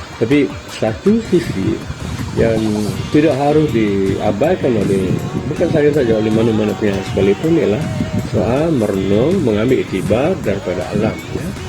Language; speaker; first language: Malay; native; Malay